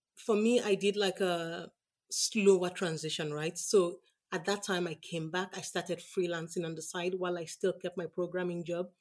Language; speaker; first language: English; non-native, local second language; Yoruba